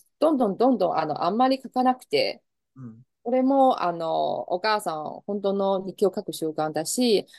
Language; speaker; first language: Japanese; non-native, fluent; Chinese